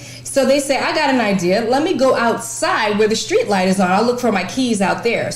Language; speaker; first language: English; native; English